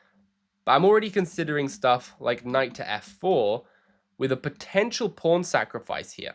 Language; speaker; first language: English; native; English